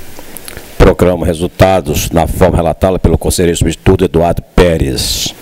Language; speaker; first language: Portuguese; native; Portuguese